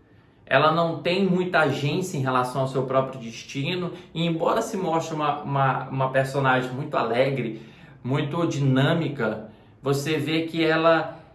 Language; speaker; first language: Portuguese; native; Portuguese